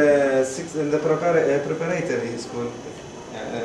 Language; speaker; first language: English; non-native, fluent; Arabic